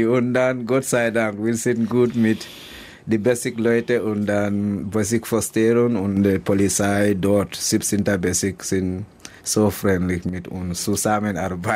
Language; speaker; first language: German; non-native, learner; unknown